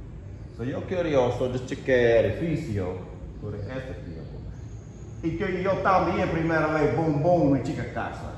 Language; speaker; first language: Spanish; non-native, learner; English